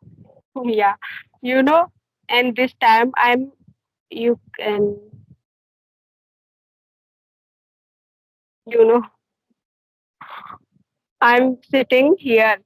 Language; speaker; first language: English; non-native, learner; Hindi